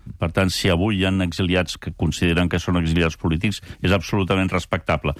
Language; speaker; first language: Catalan; early bilingual, other home language; French